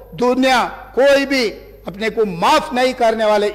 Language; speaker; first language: Hindi; non-native, local second language; Telugu